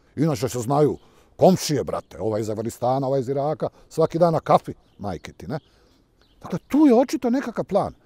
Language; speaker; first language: Croatian; native; Croatian